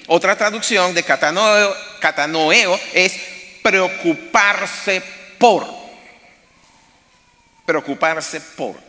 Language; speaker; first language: Spanish; native; Spanish